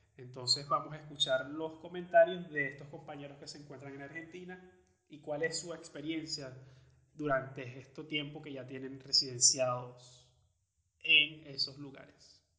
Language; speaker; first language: Spanish; native; Spanish